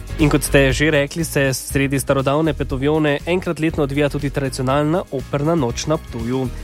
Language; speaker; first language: Slovenian; native; Slovenian